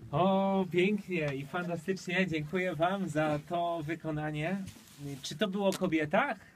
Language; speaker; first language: Polish; native; Polish